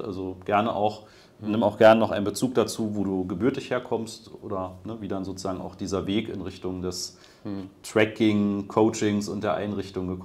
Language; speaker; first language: German; native; German